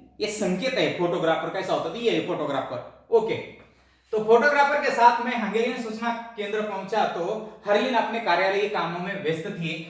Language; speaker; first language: Hindi; non-native, local second language; Marathi